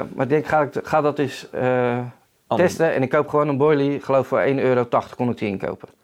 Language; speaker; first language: Dutch; native; Dutch